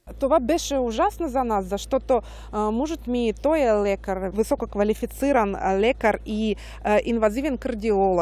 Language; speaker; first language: Bulgarian; non-native, learner; Russian